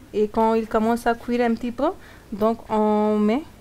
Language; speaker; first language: French; non-native, learner; Hindi